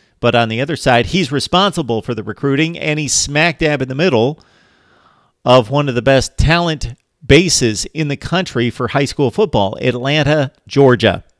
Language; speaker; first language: English; native; English